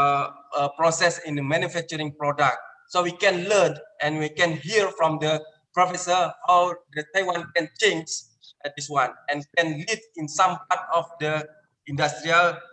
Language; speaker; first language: English; non-native, learner; Indonesian